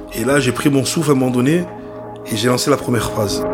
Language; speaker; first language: French; native; French